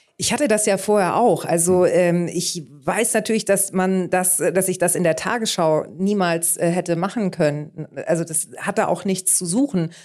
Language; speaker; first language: German; early bilingual, other home language; Greek